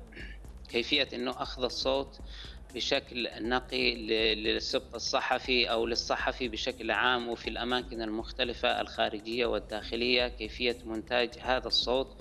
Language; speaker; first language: Arabic; native; Arabic